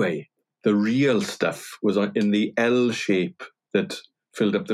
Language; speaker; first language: English; non-native, local second language; Welsh